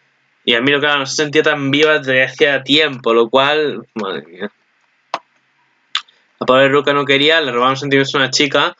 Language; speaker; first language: Spanish; native; Spanish